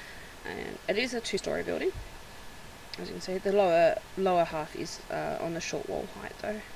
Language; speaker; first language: English; native; English